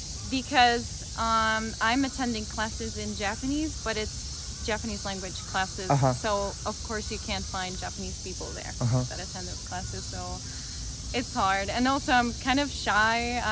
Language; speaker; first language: English; non-native, fluent; Italian